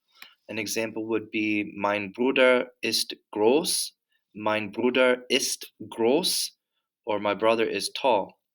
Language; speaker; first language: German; non-native, fluent; English